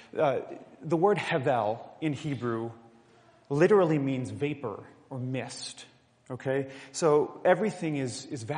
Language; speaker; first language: English; native; English